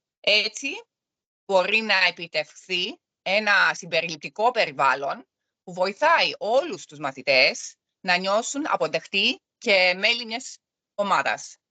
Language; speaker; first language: Greek; early bilingual, other home language; German